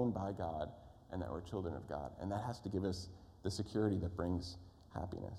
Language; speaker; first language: English; native; English